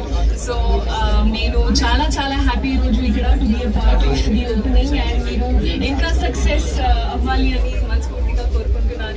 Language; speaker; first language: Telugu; non-native, local second language; Hindi